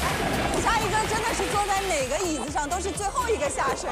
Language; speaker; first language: Chinese; native; Chinese